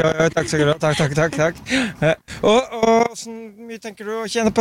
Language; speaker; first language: Norwegian; native; Norwegian